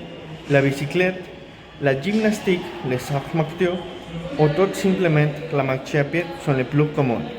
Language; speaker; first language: French; non-native, learner; Spanish